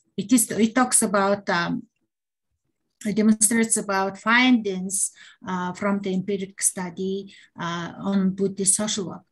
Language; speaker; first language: English; non-native, learner; Mongolian